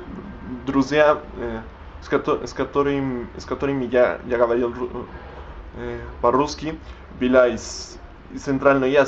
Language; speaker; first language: Russian; non-native, learner; Spanish